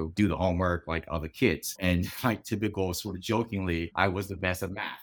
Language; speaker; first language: English; early bilingual, other home language; Chinese